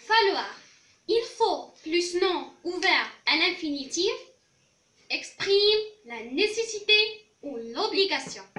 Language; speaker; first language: French; non-native, local second language; Arabic